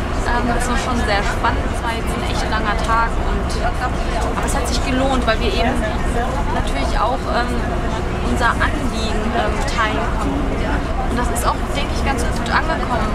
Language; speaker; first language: German; native; German